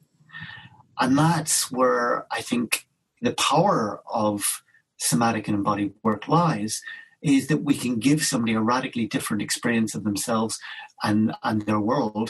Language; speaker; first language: English; native; English